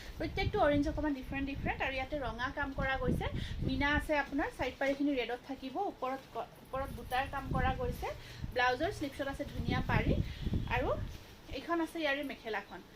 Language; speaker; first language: Assamese; native; Assamese